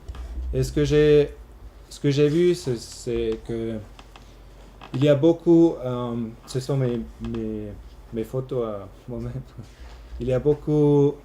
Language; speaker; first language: French; non-native, local second language; German